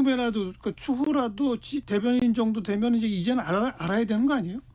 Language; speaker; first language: Korean; native; Korean